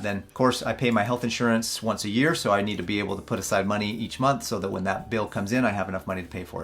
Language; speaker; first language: English; native; English